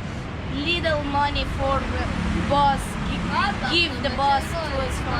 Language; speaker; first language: English; non-native, learner; Persian